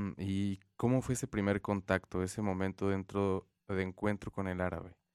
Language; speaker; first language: Spanish; native; Spanish